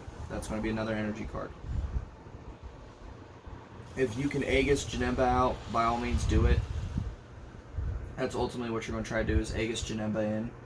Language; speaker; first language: English; native; English